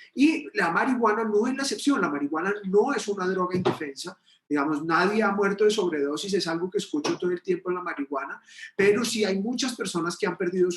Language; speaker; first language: Spanish; native; Spanish